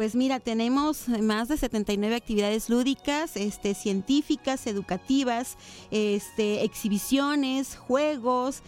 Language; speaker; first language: Spanish; native; Spanish